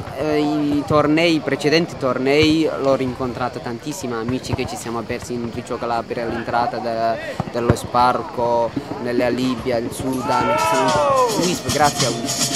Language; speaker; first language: Italian; non-native, learner; Somali